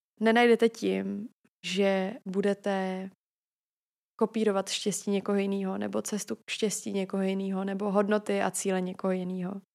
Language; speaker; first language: Czech; native; Czech